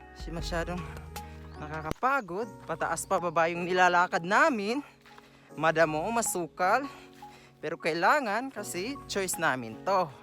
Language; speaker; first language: Filipino; non-native, local second language; Maguindanaon